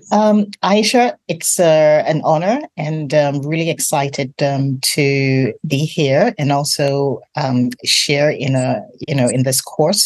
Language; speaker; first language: English; non-native, local second language; Yoruba